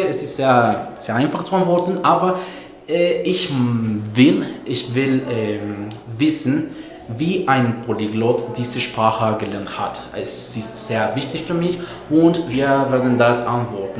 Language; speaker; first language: German; non-native, fluent; Spanish